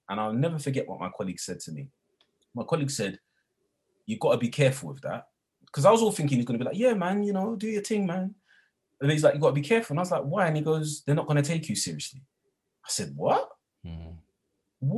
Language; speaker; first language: English; native; English